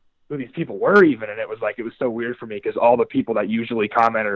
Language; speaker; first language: English; native; English